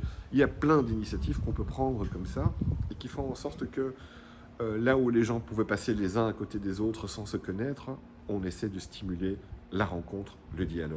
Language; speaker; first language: French; native; French